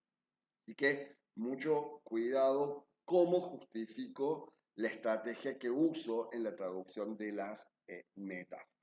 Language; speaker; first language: Spanish; native; Spanish